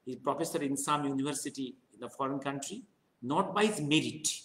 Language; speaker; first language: English; non-native, local second language; Bangla